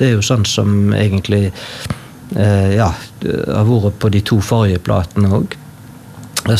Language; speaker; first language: Norwegian; native; Norwegian